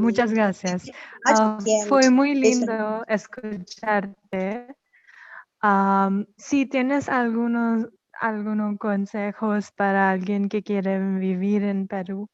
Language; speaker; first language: Spanish; non-native, learner; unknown